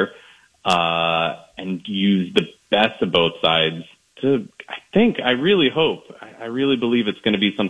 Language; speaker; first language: English; native; English